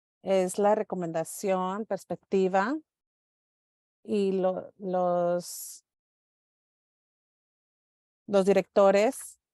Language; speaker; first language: Spanish; early bilingual, heritage; English